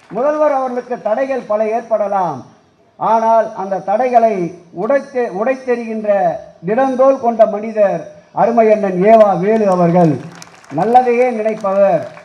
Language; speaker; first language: Tamil; native; Tamil